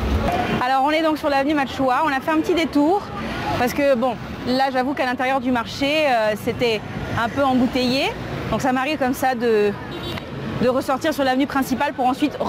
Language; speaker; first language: French; native; French